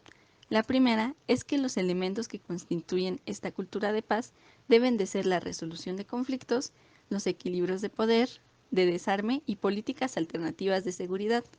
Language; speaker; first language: Spanish; native; Spanish